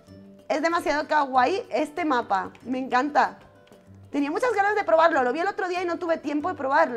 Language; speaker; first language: Spanish; native; Spanish